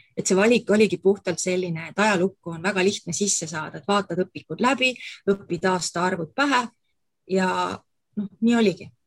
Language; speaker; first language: Estonian; native; Estonian